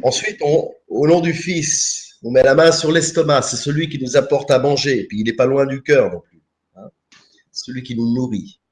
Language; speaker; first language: French; native; French